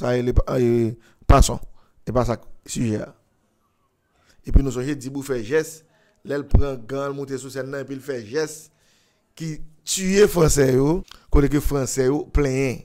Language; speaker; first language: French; non-native, local second language; Haitian Creole